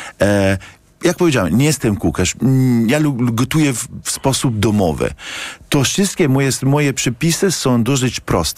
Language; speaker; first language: Polish; non-native, learner; Italian